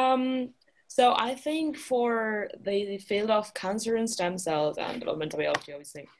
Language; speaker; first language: English; non-native, fluent; Spanish